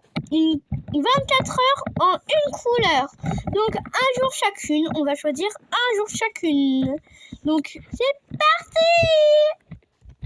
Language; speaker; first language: French; native; French